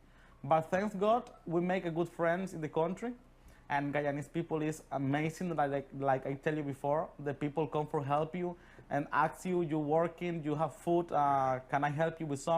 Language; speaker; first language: English; non-native, learner; Spanish